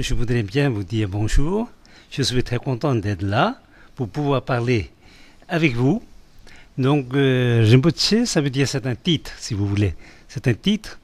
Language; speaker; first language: French; non-native, fluent; Tibetan